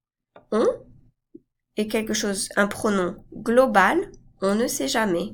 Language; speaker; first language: French; non-native, fluent; English